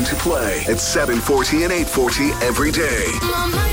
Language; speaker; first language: English; native; English